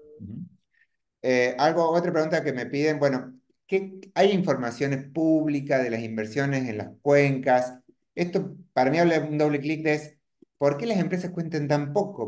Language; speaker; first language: Spanish; native; Spanish